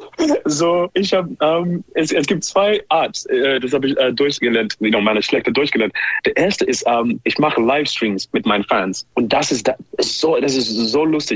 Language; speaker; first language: German; non-native, learner; English